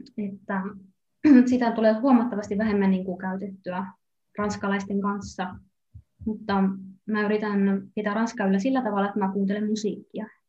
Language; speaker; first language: Finnish; native; Finnish